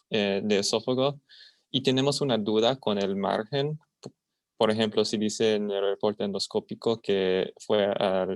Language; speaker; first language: Spanish; non-native, fluent; English